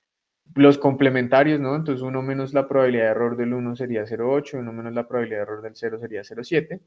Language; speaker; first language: Spanish; native; Spanish